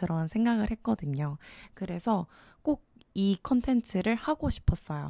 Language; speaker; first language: Korean; native; Korean